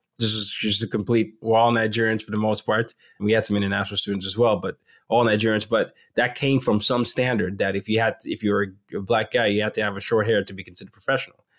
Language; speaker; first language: English; non-native, local second language; Yoruba